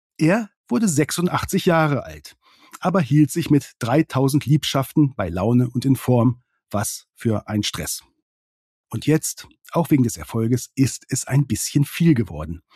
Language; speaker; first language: German; native; German